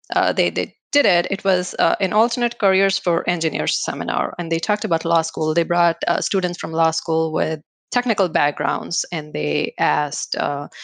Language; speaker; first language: English; non-native, local second language; Hindi